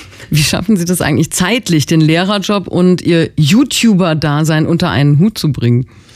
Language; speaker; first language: German; native; German